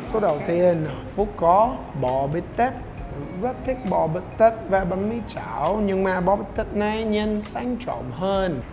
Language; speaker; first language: Vietnamese; non-native, learner; English